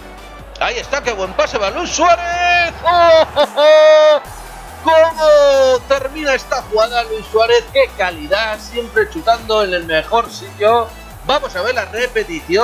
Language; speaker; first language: Spanish; native; Spanish